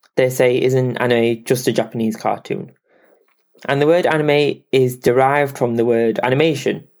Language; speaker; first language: English; native; English